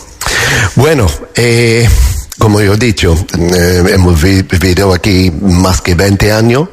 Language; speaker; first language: Spanish; non-native, learner; English